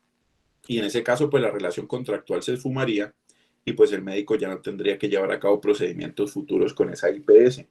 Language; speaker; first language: Spanish; native; Spanish